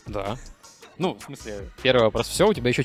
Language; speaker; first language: Russian; native; Russian